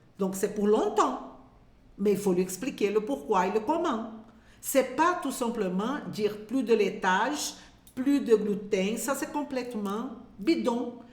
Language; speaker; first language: French; non-native, fluent; Portuguese